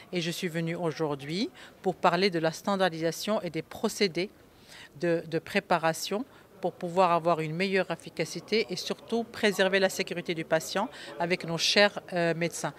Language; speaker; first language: French; non-native, local second language; Arabic